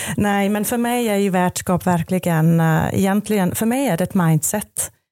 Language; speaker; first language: Swedish; non-native, fluent; German